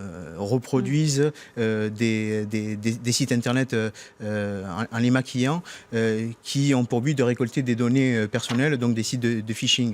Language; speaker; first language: French; native; French